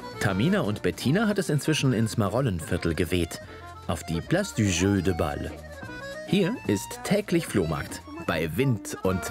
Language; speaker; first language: German; native; German